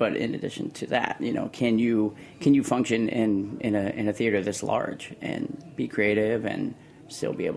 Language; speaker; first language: English; native; English